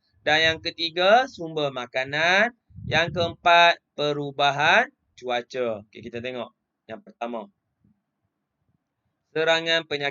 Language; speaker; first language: Malay; native; Malay